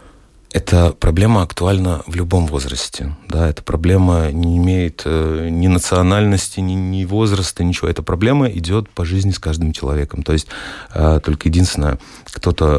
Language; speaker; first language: Russian; native; Russian